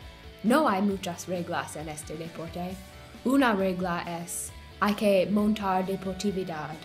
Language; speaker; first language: Spanish; non-native, learner; English